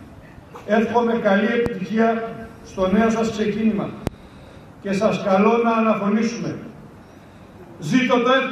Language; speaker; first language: Greek; native; Greek